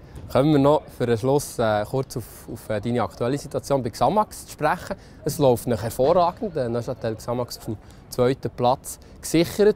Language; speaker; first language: German; native; German